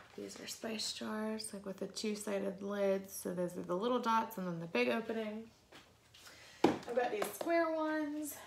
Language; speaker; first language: English; native; English